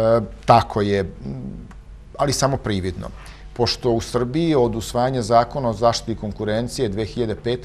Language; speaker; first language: Serbian; native; Serbian